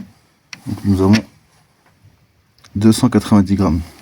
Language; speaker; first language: French; native; French